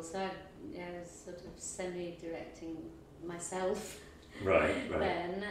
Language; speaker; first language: English; native; English